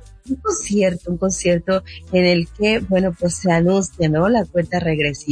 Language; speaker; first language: Spanish; native; Spanish